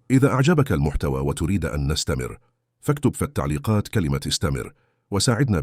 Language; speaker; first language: Arabic; native; Arabic